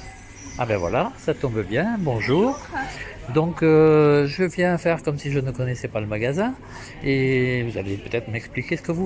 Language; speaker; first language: French; native; French